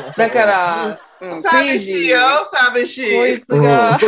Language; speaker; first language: Japanese; non-native, fluent; Italian